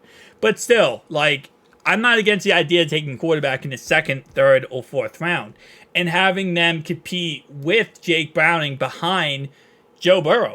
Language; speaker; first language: English; native; English